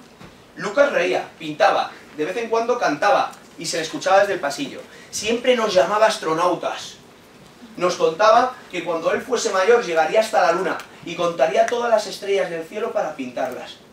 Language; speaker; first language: Spanish; native; Spanish